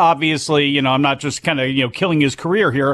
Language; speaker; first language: English; native; English